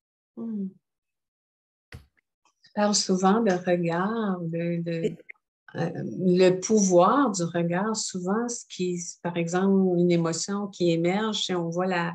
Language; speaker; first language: French; native; French